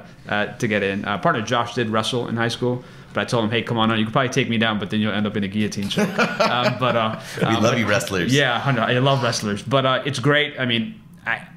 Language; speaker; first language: English; native; English